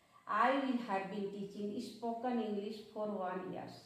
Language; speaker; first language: English; non-native, local second language; Hindi